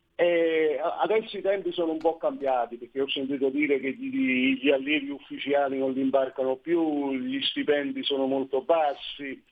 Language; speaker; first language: Italian; native; Italian